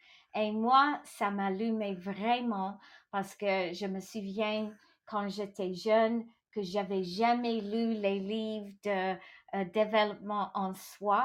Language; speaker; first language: French; non-native, local second language; English